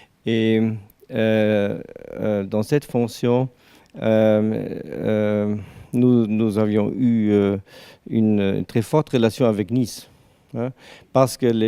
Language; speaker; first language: French; non-native, learner; German